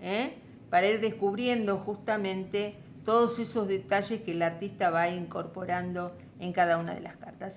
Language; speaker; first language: Spanish; native; Spanish